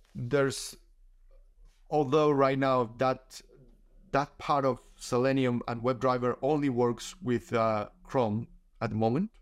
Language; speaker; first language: English; non-native, fluent; Spanish